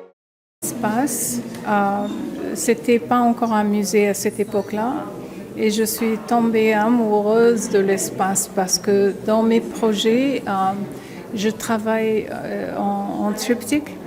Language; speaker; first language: French; non-native, local second language; Arabic